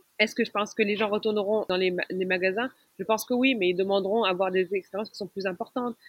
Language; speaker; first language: French; non-native, local second language; Arabic